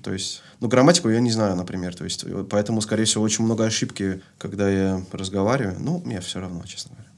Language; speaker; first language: Russian; non-native, fluent; Dutch